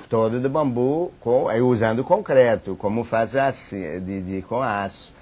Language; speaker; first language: Portuguese; non-native, fluent; Persian